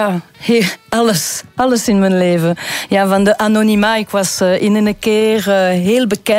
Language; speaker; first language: Dutch; non-native, local second language; French